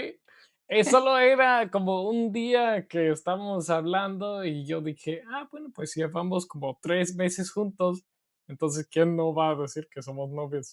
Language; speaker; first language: Spanish; non-native, learner; English